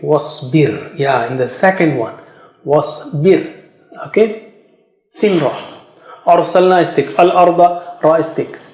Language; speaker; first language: English; non-native, fluent; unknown